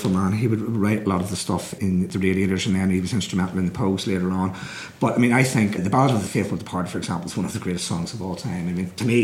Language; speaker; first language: English; native; English